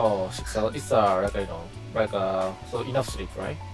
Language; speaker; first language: English; non-native, learner; Japanese